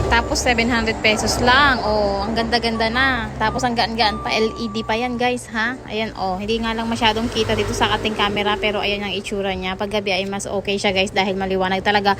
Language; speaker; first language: Filipino; non-native, local second language; Bikol